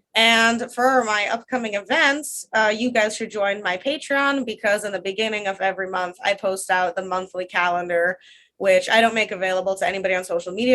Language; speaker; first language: English; non-native, fluent; Russian